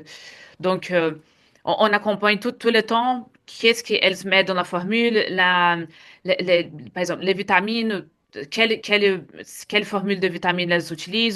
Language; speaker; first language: French; non-native, fluent; Portuguese